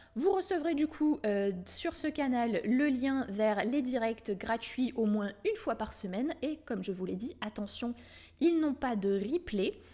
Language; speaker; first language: French; native; French